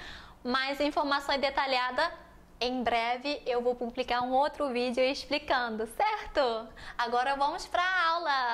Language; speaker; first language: Portuguese; non-native, fluent; Chinese